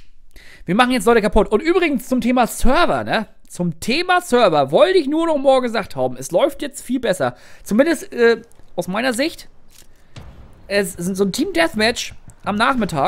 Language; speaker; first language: German; native; German